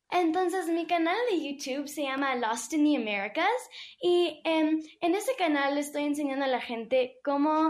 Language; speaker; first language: Spanish; early bilingual, heritage; English